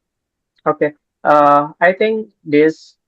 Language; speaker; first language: English; non-native, learner; Indonesian